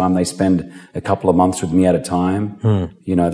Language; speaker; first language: English; native; English